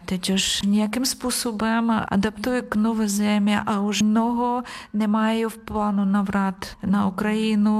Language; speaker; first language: Czech; non-native, learner; Ukrainian